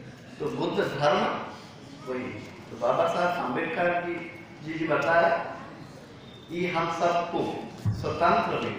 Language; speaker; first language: Hindi; non-native, learner; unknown